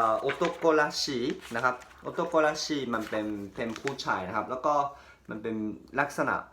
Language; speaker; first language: Thai; non-native, fluent; Japanese